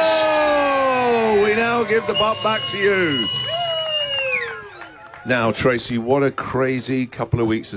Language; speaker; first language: English; native; English